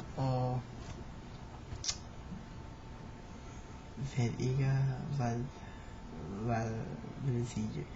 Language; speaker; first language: Danish; non-native, learner; English